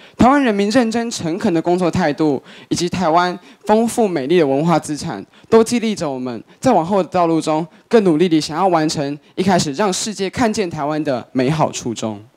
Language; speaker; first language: Chinese; native; Chinese